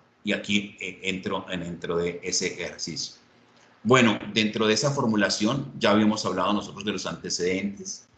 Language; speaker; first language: Spanish; native; Spanish